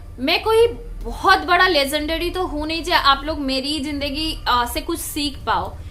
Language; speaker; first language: Hindi; non-native, local second language; Bangla